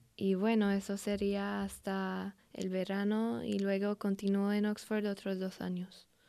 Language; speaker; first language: Spanish; non-native, fluent; English